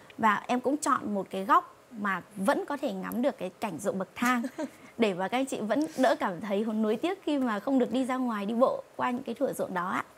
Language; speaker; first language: Vietnamese; non-native, local second language; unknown